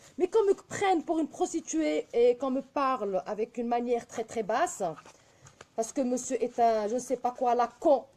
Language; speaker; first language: French; non-native, local second language; Arabic